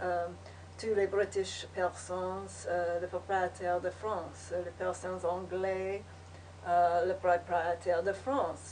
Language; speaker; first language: French; non-native, learner; English